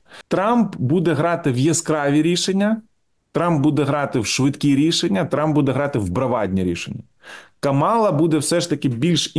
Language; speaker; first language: Ukrainian; native; Ukrainian